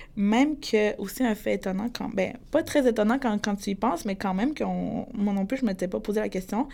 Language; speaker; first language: French; early bilingual, other home language; Spanish